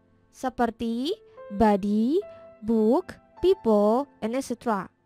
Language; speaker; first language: English; non-native, fluent; Indonesian